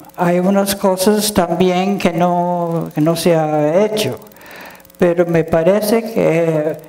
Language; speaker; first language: Spanish; non-native, fluent; English